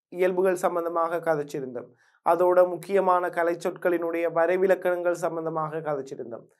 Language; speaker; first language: Tamil; native; Tamil